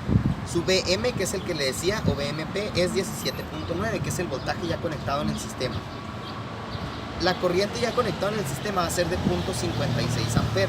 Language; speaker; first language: Spanish; native; Spanish